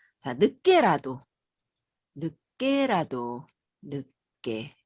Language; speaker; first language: Korean; native; Korean